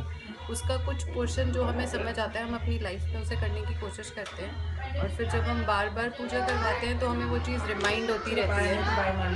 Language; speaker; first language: Hindi; native; Hindi